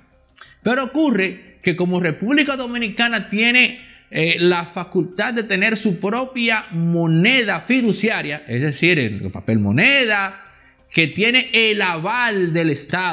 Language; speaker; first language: Spanish; native; Spanish